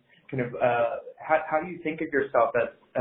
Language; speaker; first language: English; native; English